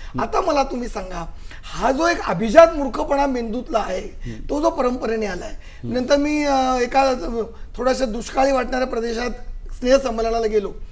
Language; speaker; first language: Marathi; native; Marathi